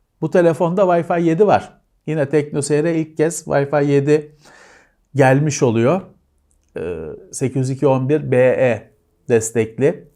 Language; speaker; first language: Turkish; native; Turkish